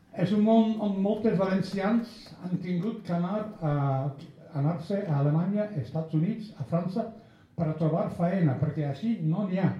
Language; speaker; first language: Catalan; non-native, fluent; English